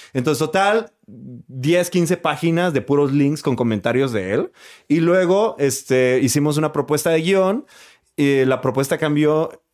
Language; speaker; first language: Spanish; native; Spanish